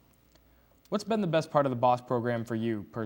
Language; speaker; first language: English; native; English